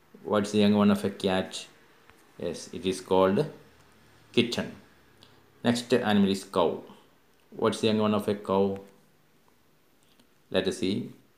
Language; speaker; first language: English; non-native, local second language; Malayalam